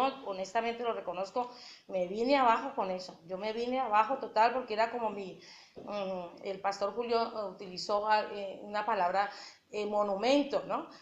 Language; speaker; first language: Spanish; native; Spanish